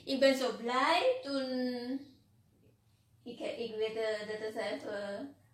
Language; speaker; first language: Dutch; non-native, learner; Indonesian